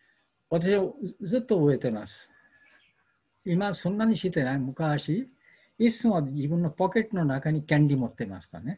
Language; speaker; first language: Japanese; non-native, learner; Bangla